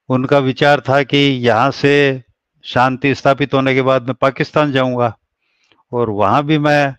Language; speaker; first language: Hindi; native; Hindi